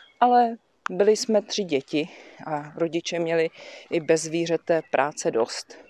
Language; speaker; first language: Czech; native; Czech